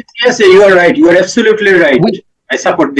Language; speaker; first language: English; non-native, learner; Bangla